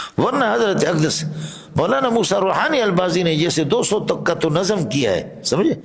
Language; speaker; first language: Urdu; non-native, local second language; Baluchi